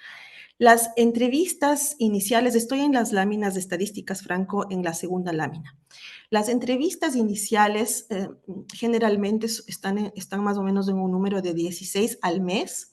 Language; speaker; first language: Spanish; native; Spanish